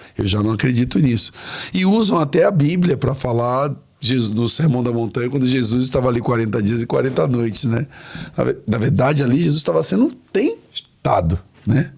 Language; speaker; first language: Portuguese; native; Portuguese